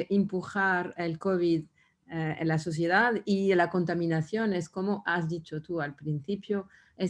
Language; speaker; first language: Spanish; non-native, fluent; French